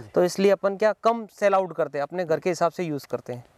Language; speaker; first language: Hindi; native; Hindi